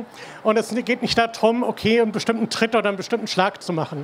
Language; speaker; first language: German; native; German